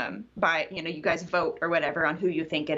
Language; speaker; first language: English; native; English